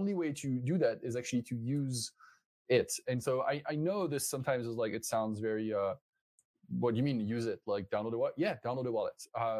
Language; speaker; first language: English; non-native, fluent; French